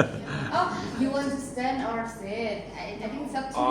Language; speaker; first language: English; non-native, learner; Indonesian